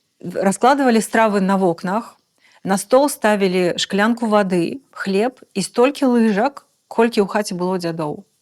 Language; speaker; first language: Belarusian; native; Belarusian